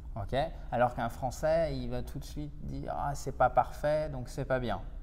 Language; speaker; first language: French; native; French